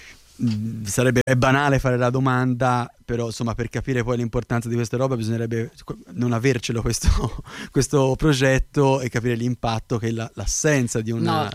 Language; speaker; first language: Italian; native; Italian